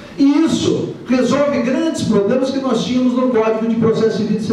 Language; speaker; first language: Portuguese; native; Portuguese